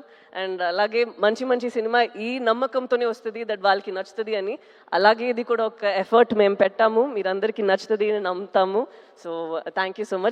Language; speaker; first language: Telugu; non-native, local second language; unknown